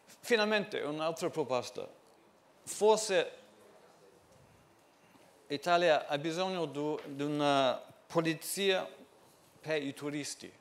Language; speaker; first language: Italian; non-native, fluent; English